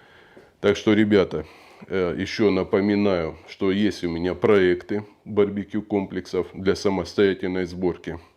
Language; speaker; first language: Russian; native; Russian